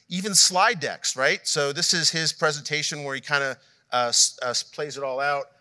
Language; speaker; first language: English; native; English